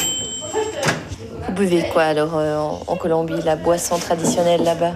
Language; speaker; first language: French; native; French